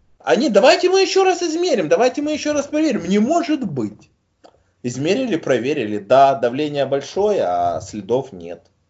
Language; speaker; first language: Russian; native; Russian